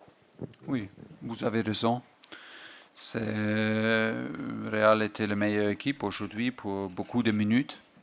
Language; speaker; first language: French; non-native, fluent; German